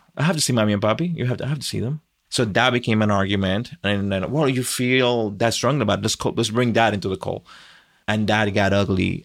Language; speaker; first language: English; non-native, fluent; Spanish